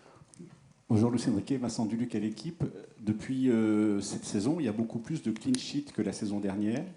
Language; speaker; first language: French; native; French